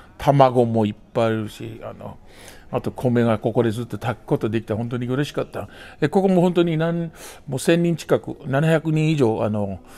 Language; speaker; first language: Japanese; non-native, fluent; English